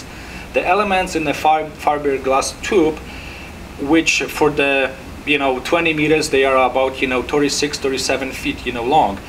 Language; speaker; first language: English; non-native, fluent; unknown